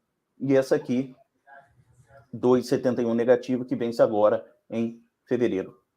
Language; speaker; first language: Portuguese; native; Portuguese